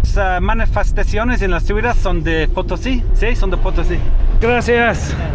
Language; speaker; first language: Spanish; non-native, learner; English